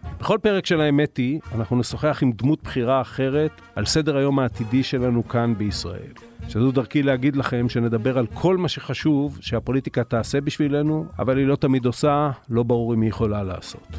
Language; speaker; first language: Hebrew; native; Hebrew